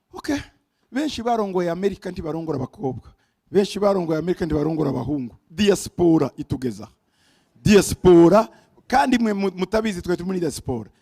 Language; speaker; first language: Kinyarwanda; early bilingual, heritage; Kinyarwanda